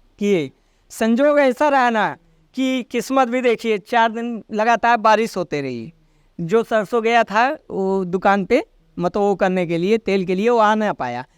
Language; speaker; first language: Hindi; native; Hindi